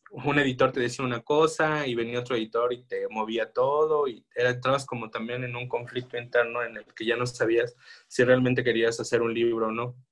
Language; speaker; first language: Spanish; native; Spanish